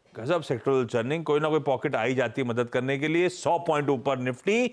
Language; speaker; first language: Hindi; native; Hindi